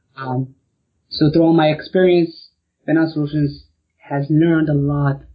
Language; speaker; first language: English; non-native, fluent; Arabic